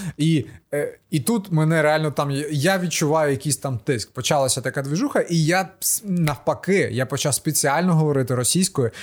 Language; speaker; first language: Ukrainian; non-native, local second language; Russian